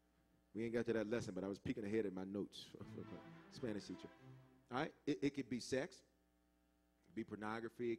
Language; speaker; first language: English; native; English